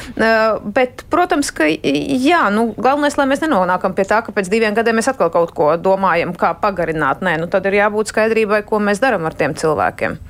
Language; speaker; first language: Latvian; non-native, local second language; Russian